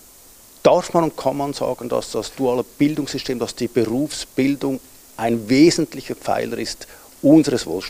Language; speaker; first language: German; native; German